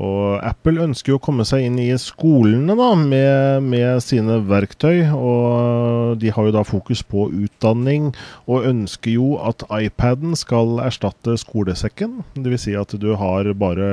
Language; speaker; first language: Norwegian; native; Norwegian